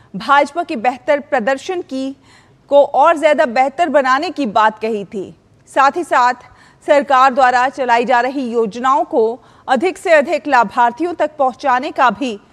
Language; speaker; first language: Hindi; native; Hindi